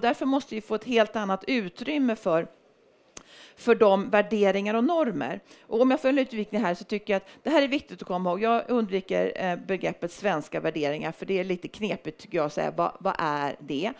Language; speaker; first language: Swedish; native; Swedish